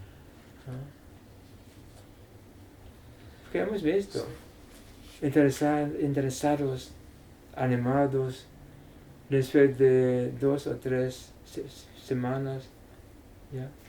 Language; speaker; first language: Spanish; non-native, learner; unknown